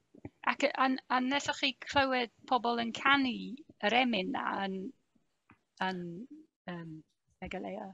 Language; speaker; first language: Welsh; non-native, fluent; English